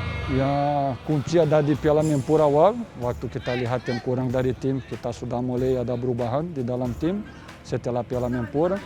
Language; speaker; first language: Indonesian; non-native, fluent; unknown